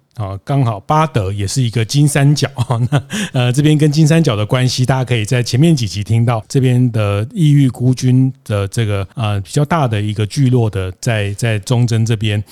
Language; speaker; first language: Chinese; native; Chinese